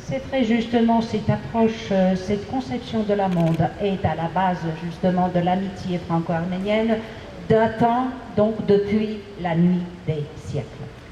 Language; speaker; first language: French; non-native, fluent; Armenian